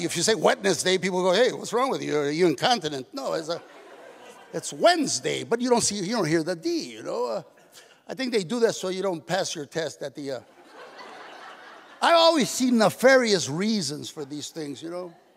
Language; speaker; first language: English; native; English